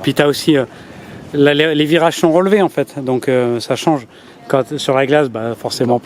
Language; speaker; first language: French; native; French